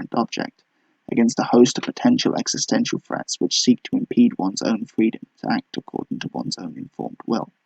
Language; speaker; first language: English; native; English